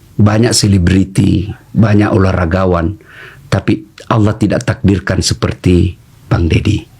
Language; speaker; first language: Indonesian; non-native, local second language; Buginese